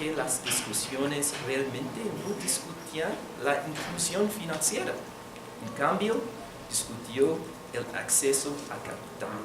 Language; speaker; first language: Spanish; non-native, learner; English